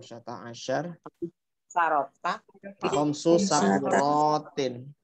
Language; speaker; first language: Arabic; non-native, learner; Indonesian